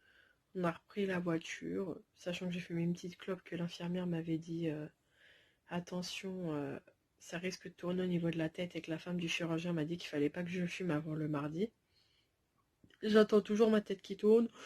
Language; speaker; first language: French; native; French